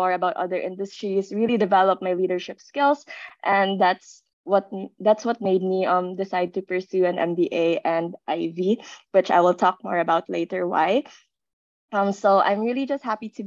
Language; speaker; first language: English; non-native, local second language; Filipino